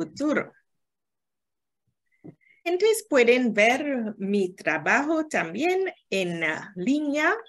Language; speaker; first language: Spanish; non-native, learner; English